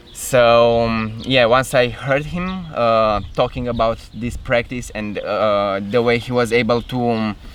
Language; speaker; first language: English; non-native, fluent; Romanian